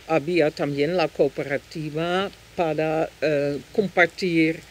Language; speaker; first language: Spanish; non-native, fluent; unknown